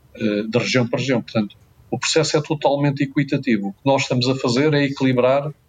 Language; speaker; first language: Portuguese; native; Portuguese